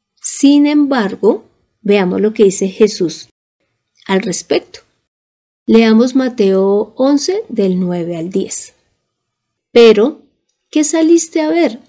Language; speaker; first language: Spanish; native; Spanish